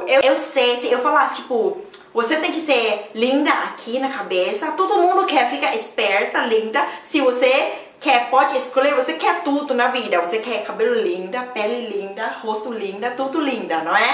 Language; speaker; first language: Portuguese; non-native, learner; Thai